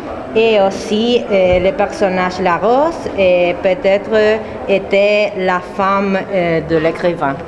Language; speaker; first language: French; non-native, learner; Spanish